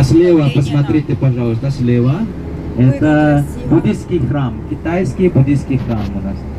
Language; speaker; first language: Russian; non-native, fluent; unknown